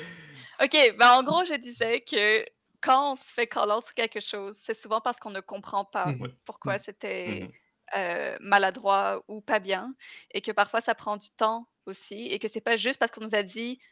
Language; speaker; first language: French; native; French